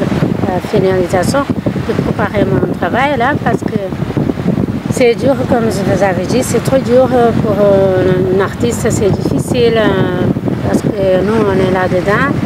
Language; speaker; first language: French; non-native, learner; Kabuverdianu